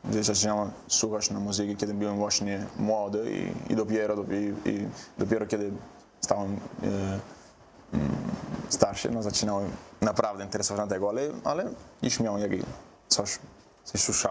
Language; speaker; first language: Polish; non-native, learner; Italian